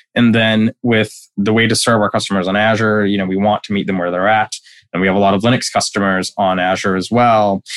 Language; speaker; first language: English; non-native, local second language; Bangla